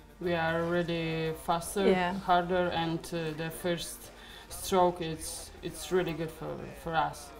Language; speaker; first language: English; non-native, learner; Polish